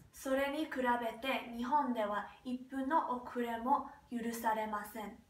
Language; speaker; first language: Japanese; non-native, learner; English